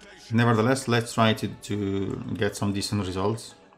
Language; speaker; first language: English; non-native, fluent; Italian